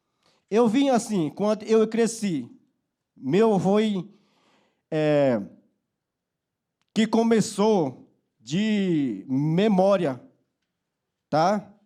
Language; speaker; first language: Portuguese; non-native, local second language; Yanomámi